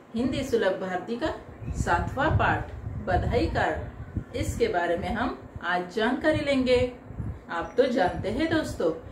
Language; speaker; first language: Hindi; non-native, local second language; Marathi